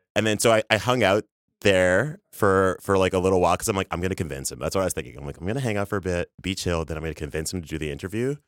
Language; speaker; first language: English; native; English